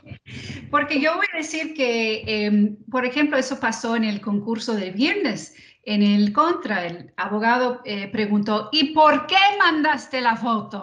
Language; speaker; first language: Spanish; non-native, fluent; English